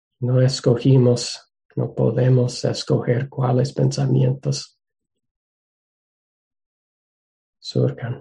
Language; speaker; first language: Spanish; non-native, fluent; English